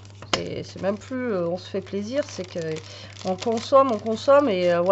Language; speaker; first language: French; native; French